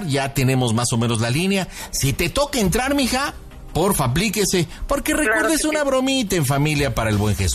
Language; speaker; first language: Spanish; native; Spanish